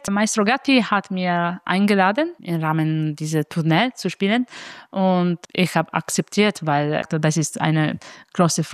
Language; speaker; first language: German; non-native, learner; Italian